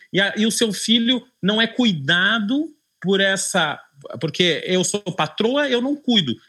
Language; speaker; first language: Portuguese; native; Portuguese